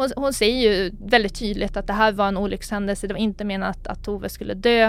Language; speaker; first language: Swedish; native; Swedish